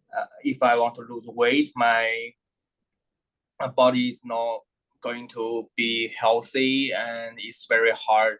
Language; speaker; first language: English; non-native, learner; Thai